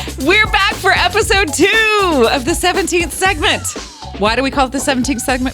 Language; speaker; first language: English; native; English